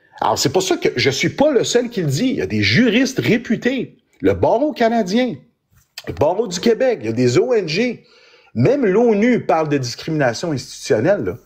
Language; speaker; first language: French; early bilingual, other home language; Arabic